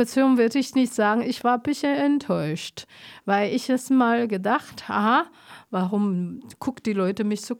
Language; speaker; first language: German; non-native, fluent; Chinese